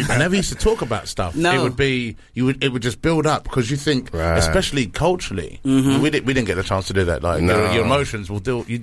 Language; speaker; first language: English; native; English